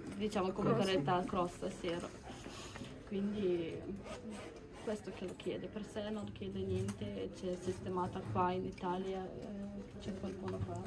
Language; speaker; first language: Italian; non-native, fluent; Ukrainian